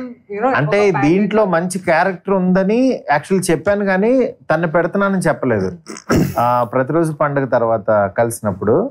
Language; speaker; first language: Telugu; native; Telugu